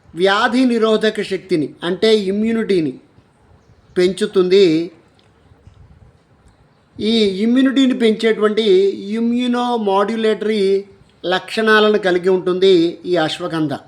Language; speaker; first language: Telugu; native; Telugu